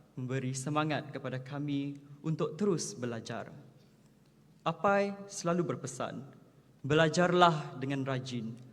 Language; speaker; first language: Malay; non-native, local second language; Iban